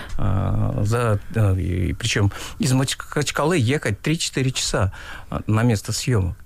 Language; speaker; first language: Russian; non-native, local second language; Uzbek